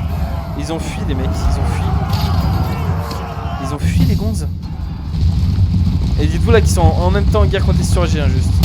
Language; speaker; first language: French; native; French